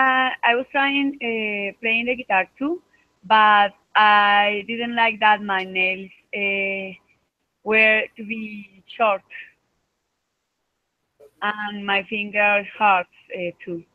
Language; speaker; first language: English; non-native, learner; Spanish